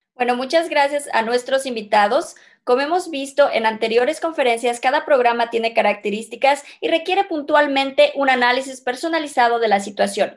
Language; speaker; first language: Spanish; native; Spanish